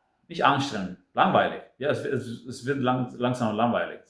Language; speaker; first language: German; non-native, fluent; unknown